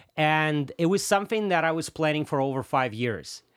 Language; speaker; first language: English; non-native, fluent; Russian